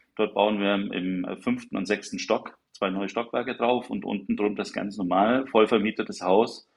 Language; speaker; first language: German; native; German